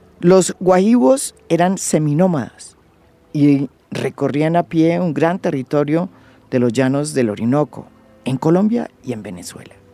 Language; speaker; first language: Spanish; native; Spanish